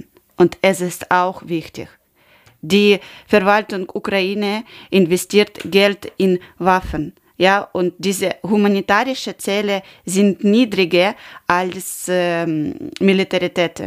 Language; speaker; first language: German; non-native, learner; Ukrainian